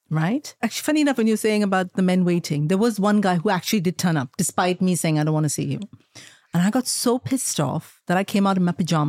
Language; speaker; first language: English; non-native, local second language; Malayalam